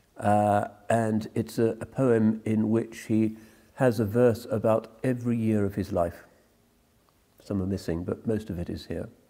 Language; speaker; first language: English; native; English